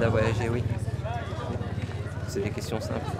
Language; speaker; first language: French; non-native, fluent; Arabic